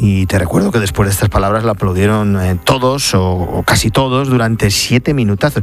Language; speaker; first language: Spanish; native; Spanish